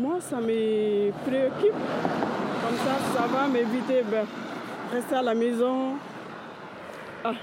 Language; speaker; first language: French; non-native, learner; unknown